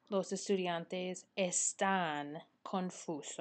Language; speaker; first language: Spanish; non-native, fluent; English